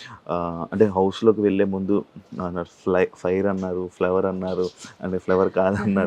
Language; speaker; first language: Telugu; native; Telugu